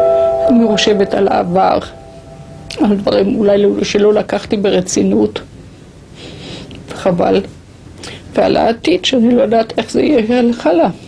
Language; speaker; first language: Hebrew; non-native, fluent; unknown